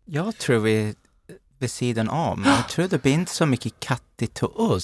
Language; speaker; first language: Swedish; non-native, learner; English